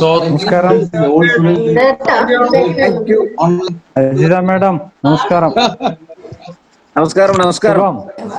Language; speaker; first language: Malayalam; non-native, local second language; Tamil